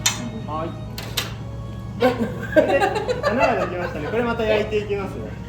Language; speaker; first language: Japanese; native; Japanese